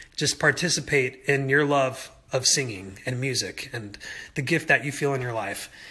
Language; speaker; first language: English; native; English